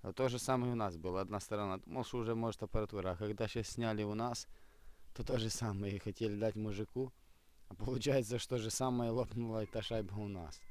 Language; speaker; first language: Russian; non-native, local second language; Ukrainian